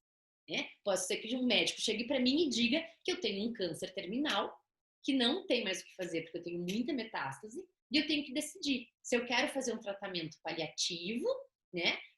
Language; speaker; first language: Portuguese; native; Portuguese